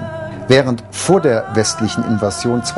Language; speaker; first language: German; native; German